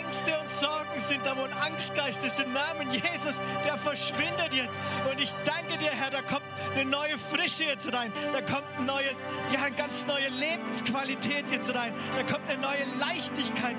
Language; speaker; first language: German; native; German